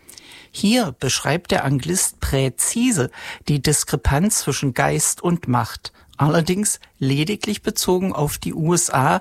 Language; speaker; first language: German; native; German